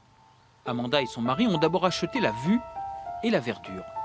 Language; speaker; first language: French; native; French